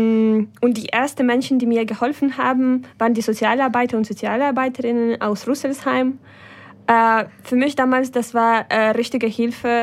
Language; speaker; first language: German; non-native, fluent; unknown